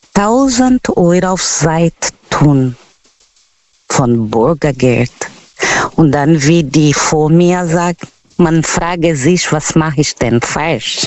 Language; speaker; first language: German; non-native, fluent; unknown